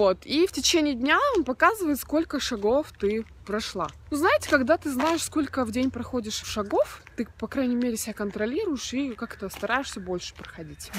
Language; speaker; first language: Russian; native; Russian